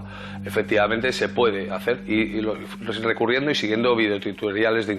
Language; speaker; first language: Spanish; native; Spanish